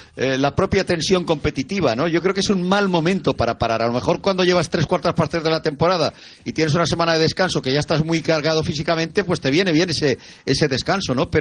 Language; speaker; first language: Spanish; native; Spanish